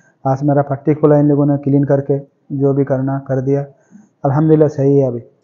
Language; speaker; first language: Hindi; non-native, local second language; Bangla